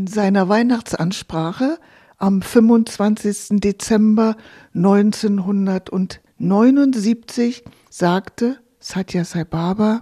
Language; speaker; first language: German; native; German